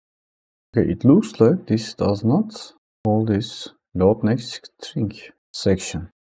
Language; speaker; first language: English; non-native, fluent; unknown